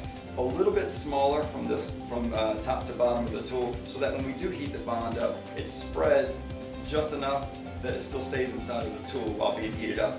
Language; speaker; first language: English; native; English